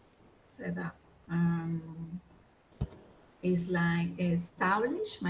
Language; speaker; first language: English; non-native, learner; Spanish